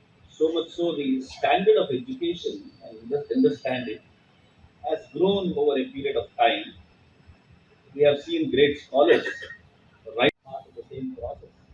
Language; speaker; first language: English; non-native, local second language; Telugu